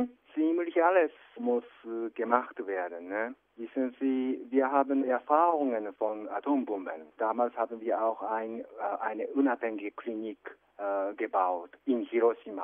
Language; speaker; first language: German; non-native, fluent; Japanese